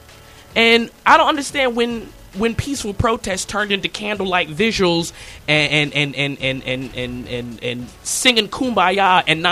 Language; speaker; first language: English; native; English